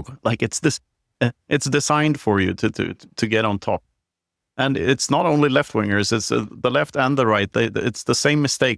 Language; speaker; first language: English; non-native, fluent; Swedish